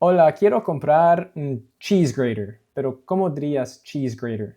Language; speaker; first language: Spanish; non-native, learner; English